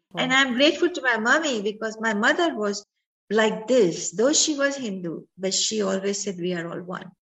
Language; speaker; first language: English; non-native, local second language; Sindhi